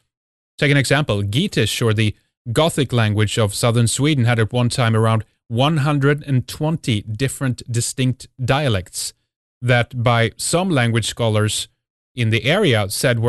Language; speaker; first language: English; non-native, fluent; Swedish